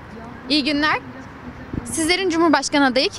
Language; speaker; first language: Turkish; native; Turkish